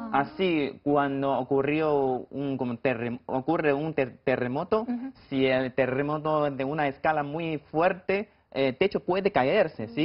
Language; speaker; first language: Spanish; non-native, fluent; Chinese